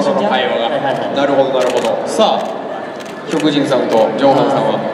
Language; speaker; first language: Japanese; native; Japanese